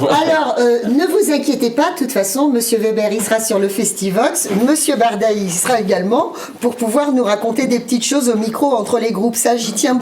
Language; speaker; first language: French; native; French